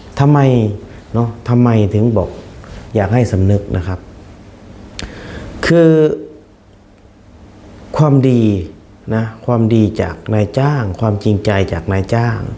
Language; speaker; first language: Thai; non-native, fluent; Khmer